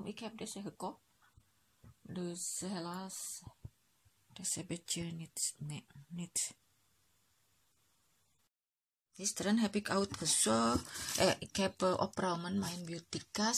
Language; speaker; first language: Dutch; non-native, learner; Indonesian